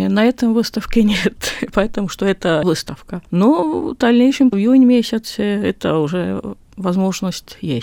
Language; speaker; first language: Russian; non-native, local second language; Estonian